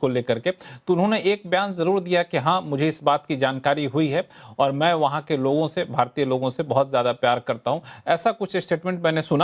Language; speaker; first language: Hindi; native; Hindi